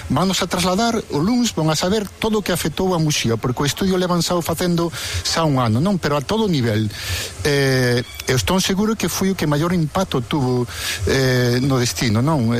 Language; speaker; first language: Galician; native; Galician